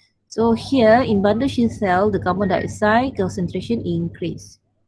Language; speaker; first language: English; non-native, local second language; Malay